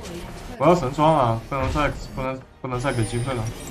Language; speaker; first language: Chinese; native; Chinese